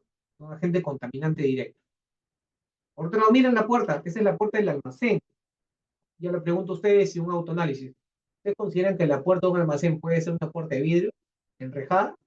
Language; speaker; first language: Spanish; native; Spanish